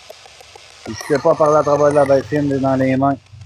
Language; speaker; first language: French; native; French